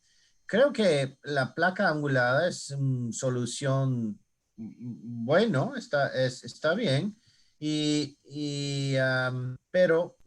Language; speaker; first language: Spanish; non-native, learner; English